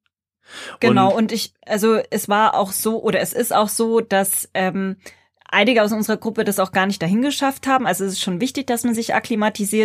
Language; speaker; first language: German; native; German